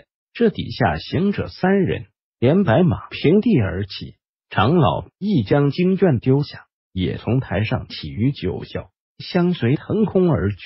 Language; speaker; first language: Chinese; native; Chinese